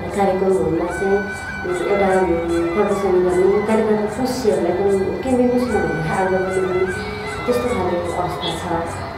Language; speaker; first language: Nepali; non-native, local second language; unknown